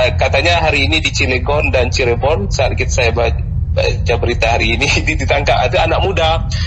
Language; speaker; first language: Indonesian; non-native, local second language; Achinese